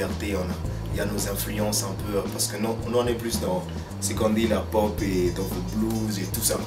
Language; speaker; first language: French; non-native, local second language; Lingala